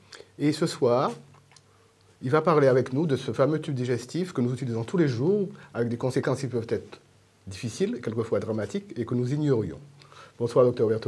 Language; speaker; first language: French; native; French